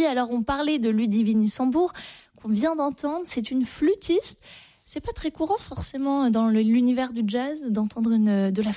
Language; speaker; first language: French; native; French